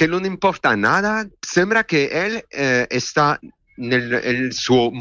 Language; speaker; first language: Spanish; non-native, learner; French